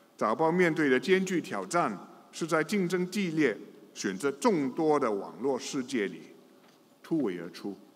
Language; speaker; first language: Chinese; non-native, local second language; English